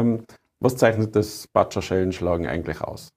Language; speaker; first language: German; native; German